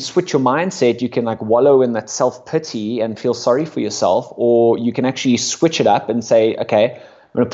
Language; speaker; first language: English; native; English